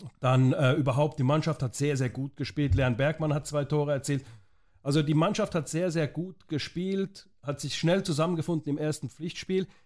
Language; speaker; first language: German; native; German